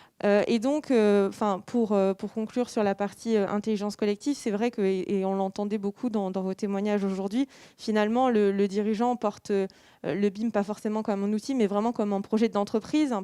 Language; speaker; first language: French; native; French